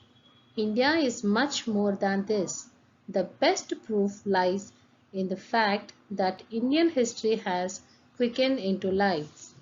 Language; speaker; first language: English; non-native, local second language; Telugu